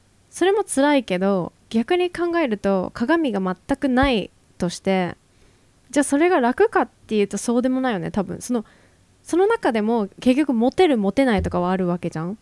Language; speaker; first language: Japanese; native; Japanese